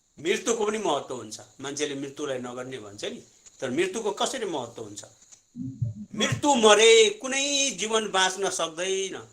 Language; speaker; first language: Nepali; native; Nepali